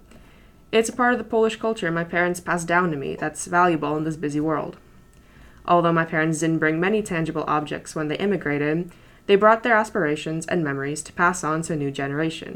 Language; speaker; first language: English; early bilingual, other home language; Polish